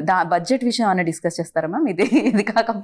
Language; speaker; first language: Telugu; native; Telugu